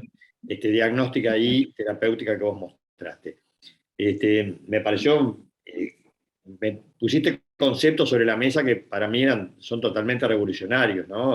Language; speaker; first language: Spanish; native; Spanish